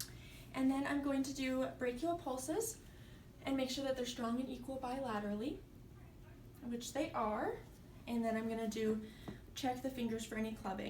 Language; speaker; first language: English; native; English